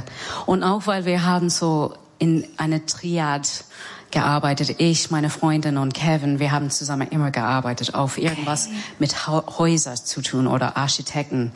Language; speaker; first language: German; non-native, learner; English